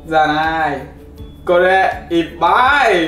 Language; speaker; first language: Japanese; non-native, learner; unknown